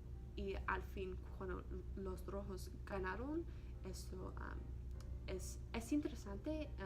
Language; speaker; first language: Spanish; non-native, learner; English